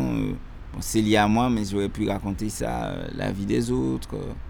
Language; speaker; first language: French; non-native, local second language; Haitian Creole